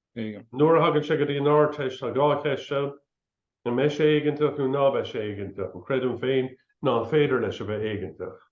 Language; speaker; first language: Irish; non-native, local second language; English